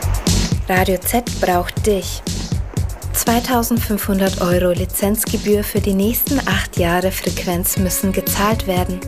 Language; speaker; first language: German; native; German